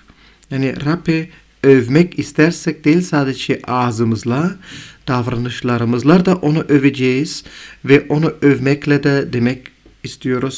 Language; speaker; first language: Turkish; non-native, fluent; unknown